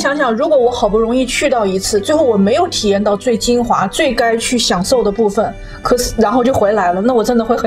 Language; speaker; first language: Chinese; native; Chinese